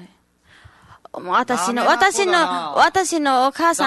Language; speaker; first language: Japanese; non-native, learner; Nepali